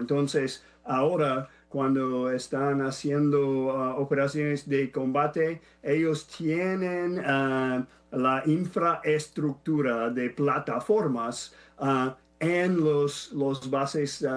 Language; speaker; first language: Spanish; non-native, fluent; English